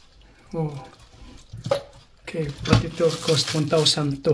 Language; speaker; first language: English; non-native, local second language; Filipino